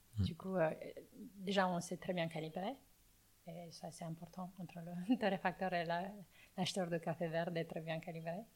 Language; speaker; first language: French; non-native, fluent; Romanian